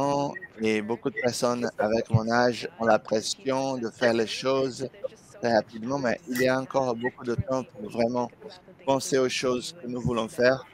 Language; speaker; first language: French; non-native, learner; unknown